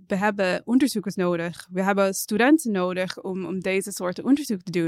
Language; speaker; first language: Dutch; non-native, fluent; English